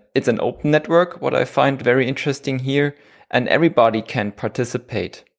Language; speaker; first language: English; non-native, fluent; German